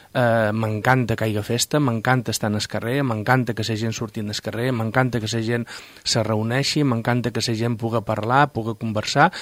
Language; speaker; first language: Catalan; native; Catalan